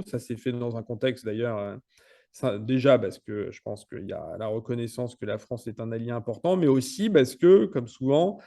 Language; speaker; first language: French; native; French